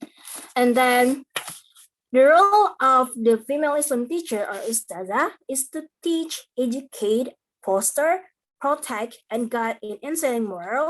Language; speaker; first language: English; non-native, learner; Indonesian